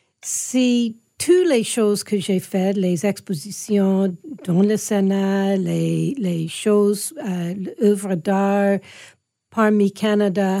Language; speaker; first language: French; non-native, fluent; English